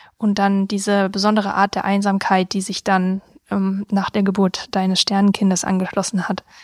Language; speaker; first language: German; native; German